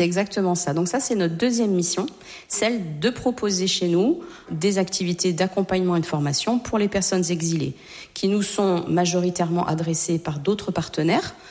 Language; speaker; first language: French; native; French